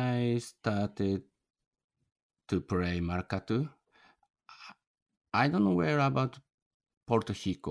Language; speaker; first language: English; non-native, learner; Japanese